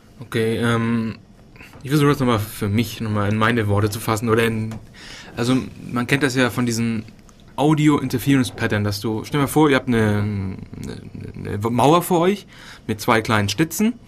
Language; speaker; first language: German; native; German